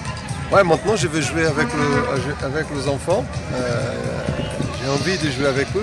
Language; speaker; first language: French; non-native, fluent; Portuguese